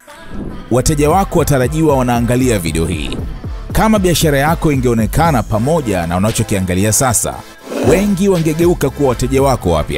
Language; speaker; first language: Swahili; native; Swahili